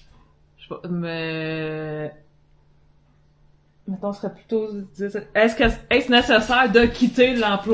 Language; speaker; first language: French; native; French